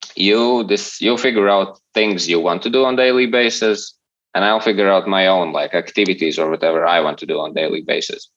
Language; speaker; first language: English; non-native, fluent; Latvian